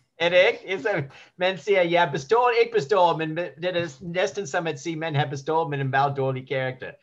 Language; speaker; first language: Danish; non-native, learner; English